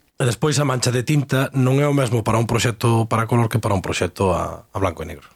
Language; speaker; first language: Galician; native; Galician